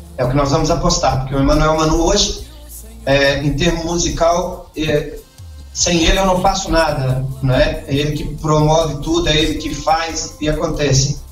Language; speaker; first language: Portuguese; native; Portuguese